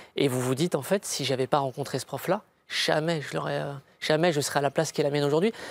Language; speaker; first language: French; native; French